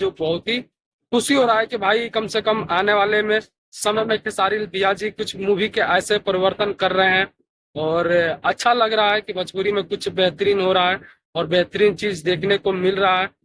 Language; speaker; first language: Hindi; non-native, local second language; Bhojpuri